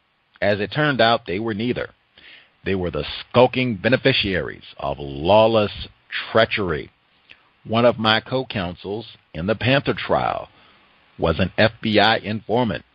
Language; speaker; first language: English; native; English